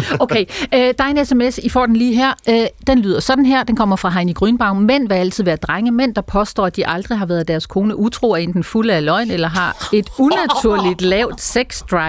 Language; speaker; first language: Danish; native; Danish